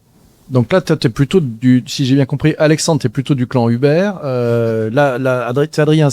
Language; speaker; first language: French; native; French